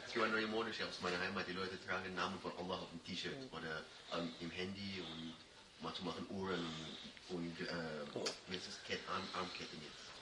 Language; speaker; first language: German; non-native, learner; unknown